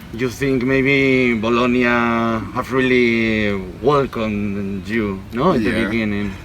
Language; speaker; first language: English; non-native, learner; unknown